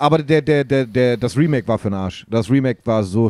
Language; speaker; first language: German; native; German